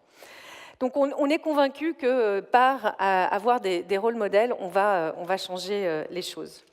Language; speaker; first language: French; native; French